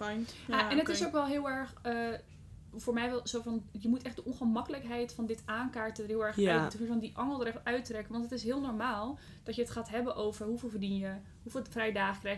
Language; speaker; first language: Dutch; native; Dutch